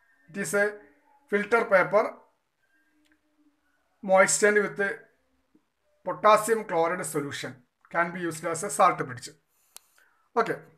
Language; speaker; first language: English; non-native, local second language; Malayalam